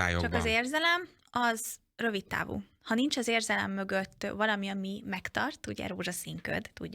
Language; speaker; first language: Hungarian; native; Hungarian